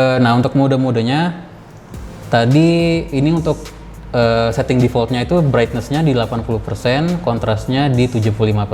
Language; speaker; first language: Indonesian; native; Indonesian